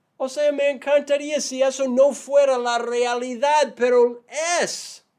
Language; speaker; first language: Spanish; non-native, fluent; English